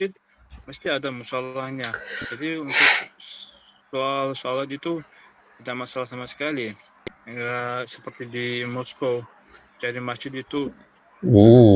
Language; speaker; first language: Indonesian; non-native, fluent; Russian